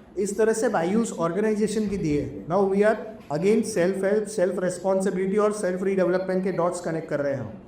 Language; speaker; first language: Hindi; non-native, local second language; Marathi